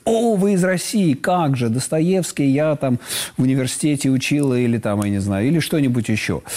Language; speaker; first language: Russian; native; Russian